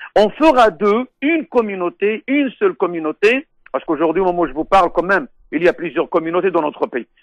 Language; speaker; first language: French; non-native, local second language; Arabic